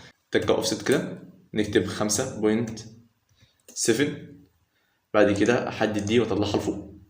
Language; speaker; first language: Arabic; native; Arabic